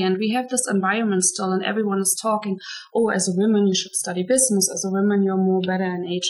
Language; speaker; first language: English; non-native, fluent; German